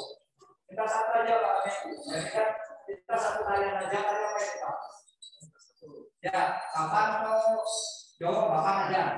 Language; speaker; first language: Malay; non-native, local second language; Javanese